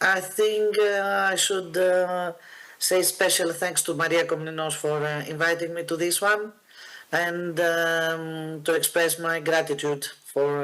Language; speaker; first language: English; non-native, fluent; Greek